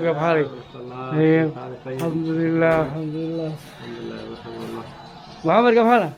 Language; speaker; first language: Arabic; non-native, learner; Indonesian